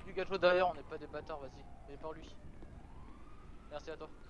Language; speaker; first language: French; native; French